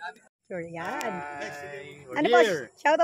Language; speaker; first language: Filipino; native; Filipino